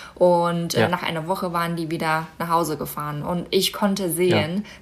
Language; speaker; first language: German; non-native, fluent; Chinese